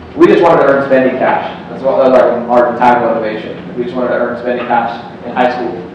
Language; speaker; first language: English; native; English